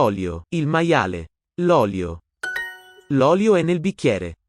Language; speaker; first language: Italian; non-native, learner; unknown